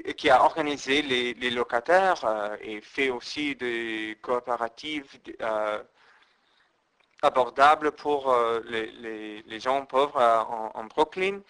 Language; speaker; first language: French; non-native, fluent; English